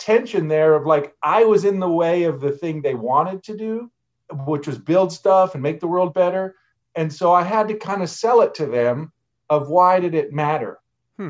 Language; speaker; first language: English; native; English